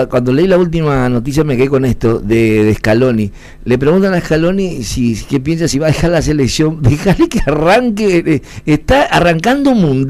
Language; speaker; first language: Spanish; native; Spanish